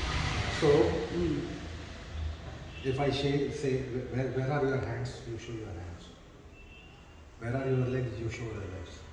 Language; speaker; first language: English; non-native, fluent; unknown